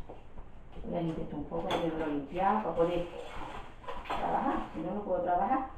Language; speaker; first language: Spanish; native; Spanish